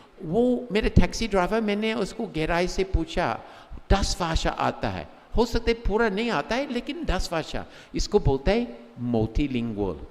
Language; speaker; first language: Hindi; non-native, fluent; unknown